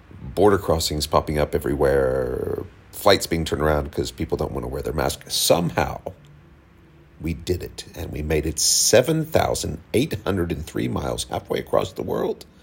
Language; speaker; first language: English; native; English